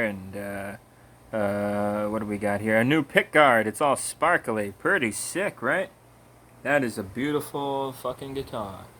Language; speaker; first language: English; native; English